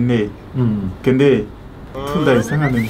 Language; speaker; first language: Korean; non-native, learner; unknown